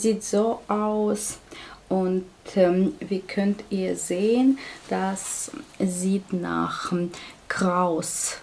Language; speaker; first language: German; non-native, fluent; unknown